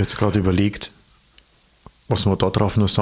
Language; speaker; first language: German; native; German